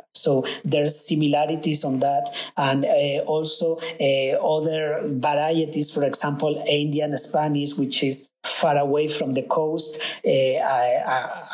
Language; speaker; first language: English; non-native, fluent; Spanish